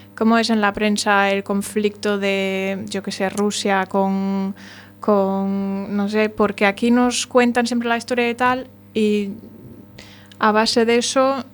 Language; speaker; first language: Spanish; non-native, fluent; German